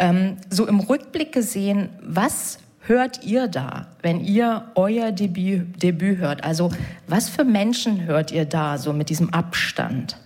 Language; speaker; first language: German; native; German